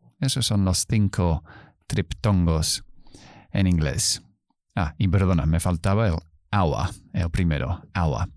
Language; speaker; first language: Spanish; non-native, fluent; English